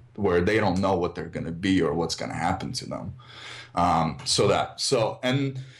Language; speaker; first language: English; early bilingual, other home language; Russian